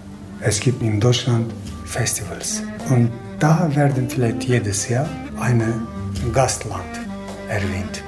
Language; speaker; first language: German; non-native, fluent; Kurdish